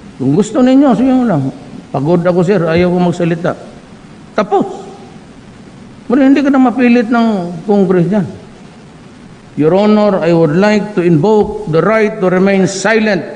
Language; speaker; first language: Filipino; non-native, local second language; Cebuano